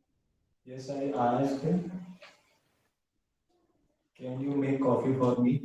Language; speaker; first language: English; non-native, learner; Hindi